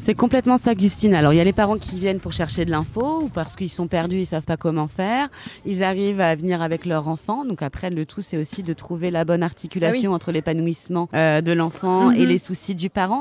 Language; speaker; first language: French; native; French